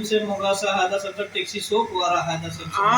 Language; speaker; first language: Arabic; non-native, learner; Bangla